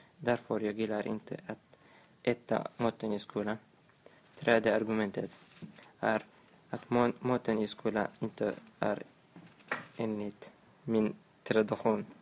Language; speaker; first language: Swedish; non-native, learner; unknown